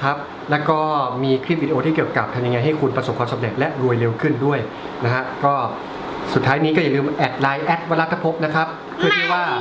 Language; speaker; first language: Thai; native; Thai